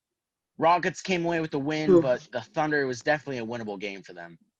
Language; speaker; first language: English; native; English